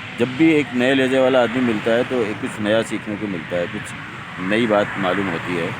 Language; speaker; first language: Urdu; non-native, local second language; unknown